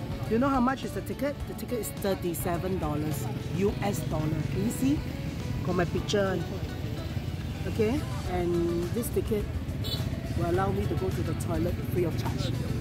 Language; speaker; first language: English; non-native, local second language; Chinese